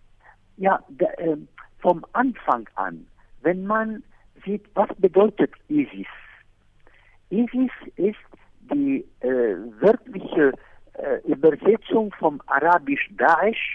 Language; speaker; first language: German; non-native, fluent; Arabic